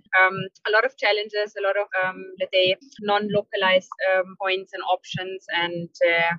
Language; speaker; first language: English; non-native, fluent; German